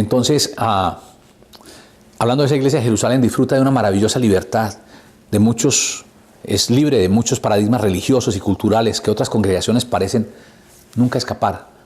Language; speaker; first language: Spanish; native; Spanish